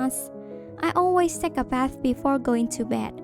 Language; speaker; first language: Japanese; non-native, fluent; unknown